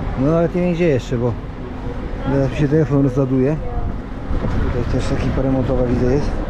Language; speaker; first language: Polish; native; Polish